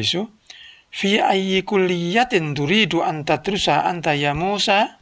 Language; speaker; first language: Arabic; non-native, fluent; Indonesian